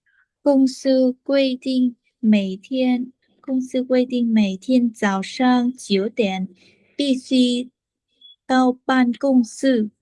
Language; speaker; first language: Chinese; non-native, learner; Vietnamese